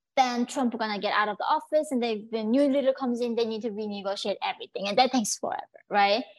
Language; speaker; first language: English; early bilingual, other home language; Korean